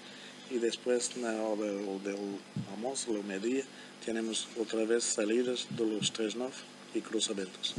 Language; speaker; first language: Spanish; non-native, learner; German